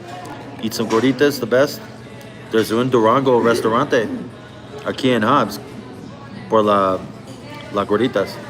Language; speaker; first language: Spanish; non-native, learner; English